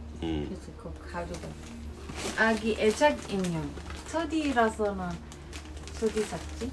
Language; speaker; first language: Korean; non-native, fluent; German